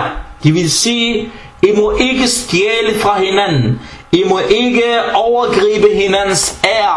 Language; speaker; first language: Danish; early bilingual, other home language; Arabic